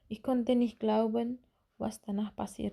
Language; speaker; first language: German; non-native, learner; Indonesian